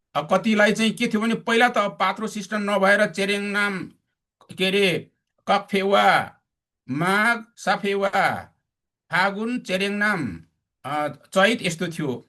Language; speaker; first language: Nepali; non-native, local second language; Limbu